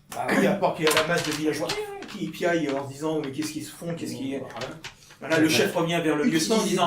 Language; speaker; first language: French; native; French